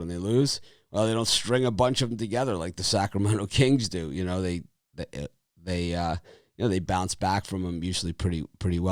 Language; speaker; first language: English; native; English